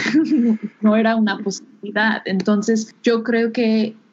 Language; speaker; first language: Spanish; non-native, fluent; English